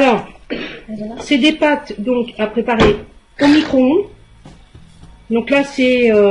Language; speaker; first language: French; native; French